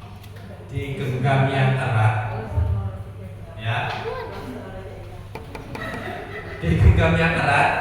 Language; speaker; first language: Indonesian; native; Indonesian